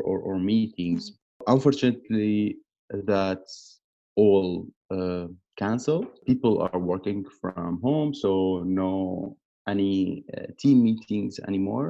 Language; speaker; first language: English; non-native, learner; Arabic